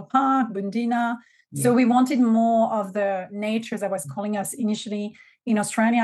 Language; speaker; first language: English; non-native, fluent; French